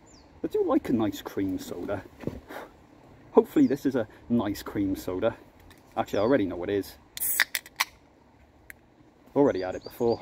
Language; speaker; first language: English; native; English